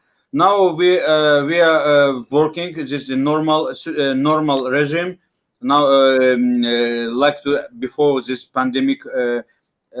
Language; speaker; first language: English; non-native, learner; Russian